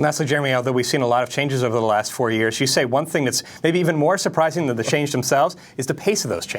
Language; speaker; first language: English; native; English